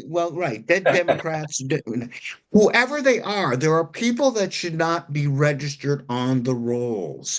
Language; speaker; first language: English; native; English